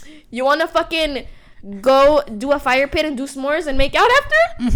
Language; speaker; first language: English; early bilingual, other home language; Spanish